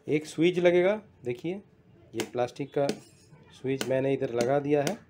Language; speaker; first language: Hindi; non-native, local second language; Bangla